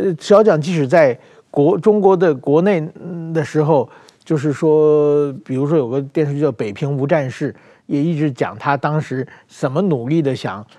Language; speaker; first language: Chinese; non-native, fluent; Japanese